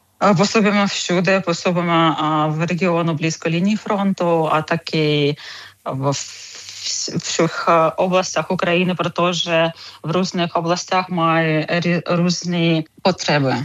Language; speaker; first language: Czech; non-native, fluent; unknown